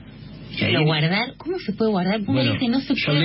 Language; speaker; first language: Spanish; native; Spanish